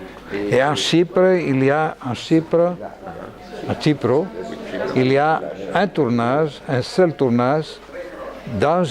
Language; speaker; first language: French; non-native, fluent; Greek